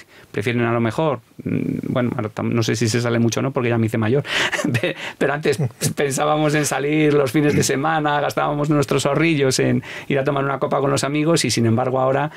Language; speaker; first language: Spanish; native; Spanish